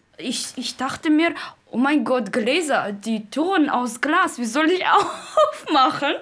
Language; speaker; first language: German; non-native, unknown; Uzbek